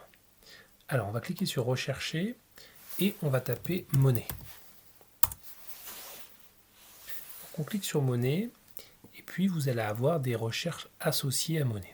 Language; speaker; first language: French; native; French